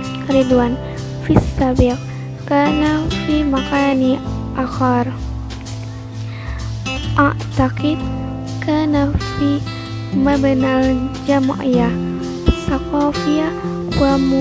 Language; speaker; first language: Arabic; non-native, learner; Indonesian